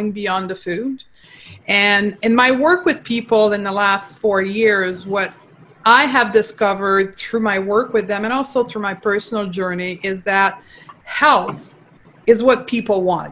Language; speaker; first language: English; non-native, fluent; French